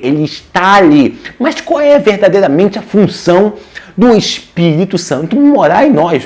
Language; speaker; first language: Portuguese; native; Portuguese